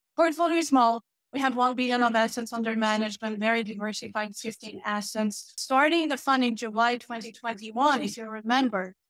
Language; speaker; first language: English; non-native, fluent; Portuguese